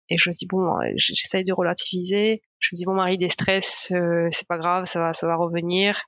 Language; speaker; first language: French; non-native, local second language; Morisyen